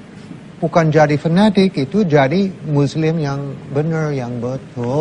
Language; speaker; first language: Indonesian; non-native, learner; English